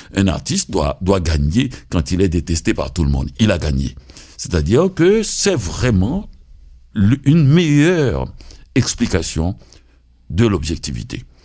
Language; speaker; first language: French; non-native, local second language; Haitian Creole